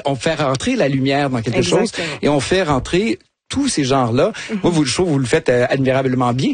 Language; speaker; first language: French; native; French